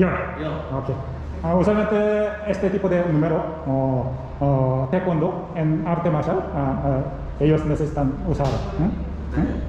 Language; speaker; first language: Spanish; non-native, learner; Korean